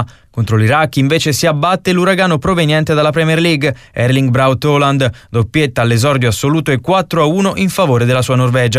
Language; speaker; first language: Italian; native; Italian